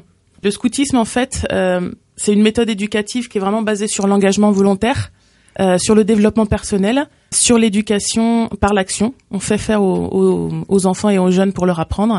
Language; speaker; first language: French; native; French